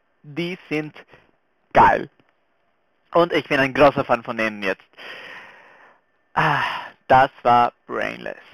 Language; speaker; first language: German; non-native, fluent; Spanish